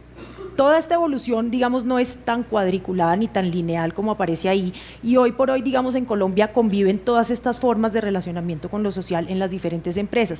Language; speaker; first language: Spanish; native; Spanish